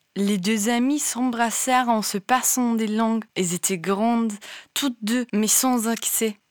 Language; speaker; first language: French; non-native, fluent; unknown